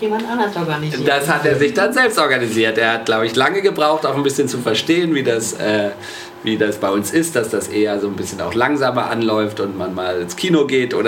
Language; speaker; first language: German; native; German